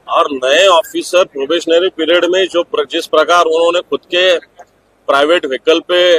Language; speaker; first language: Hindi; non-native, local second language; Marathi